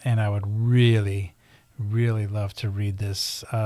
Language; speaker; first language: English; native; English